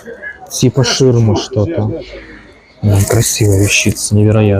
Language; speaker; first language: Russian; native; Russian